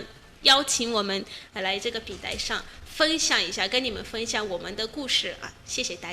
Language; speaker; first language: Chinese; non-native, fluent; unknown